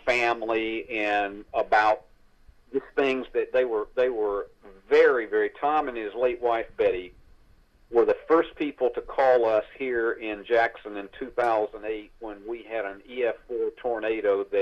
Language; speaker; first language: English; native; English